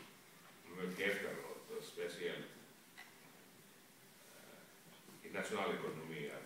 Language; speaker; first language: Swedish; non-native, local second language; Finnish